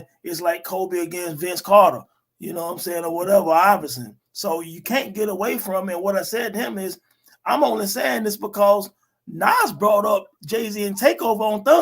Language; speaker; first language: English; native; English